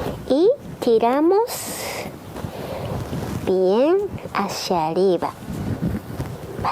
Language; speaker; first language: Spanish; non-native, learner; Japanese